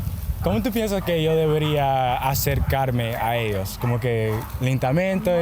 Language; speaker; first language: Spanish; non-native, learner; English